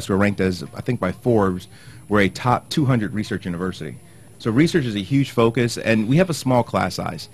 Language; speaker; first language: English; native; English